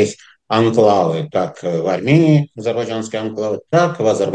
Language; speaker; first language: Russian; non-native, fluent; Azerbaijani